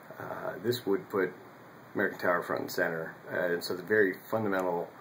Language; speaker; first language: English; native; English